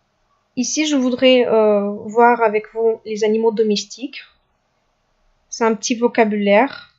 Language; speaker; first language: French; non-native, fluent; Russian